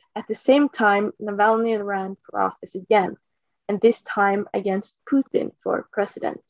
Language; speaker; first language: English; non-native, fluent; Norwegian